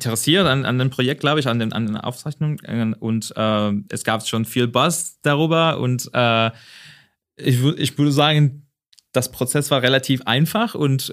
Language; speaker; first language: German; non-native, fluent; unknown